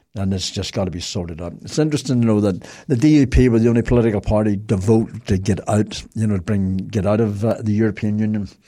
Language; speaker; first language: English; native; English